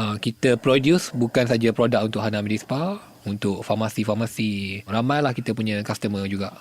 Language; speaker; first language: Malay; native; Malay